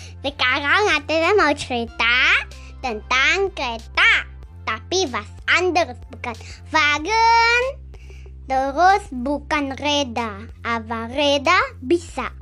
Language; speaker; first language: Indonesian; early bilingual, heritage; Indonesian